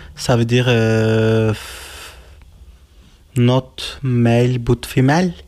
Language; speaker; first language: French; non-native, learner; Kurdish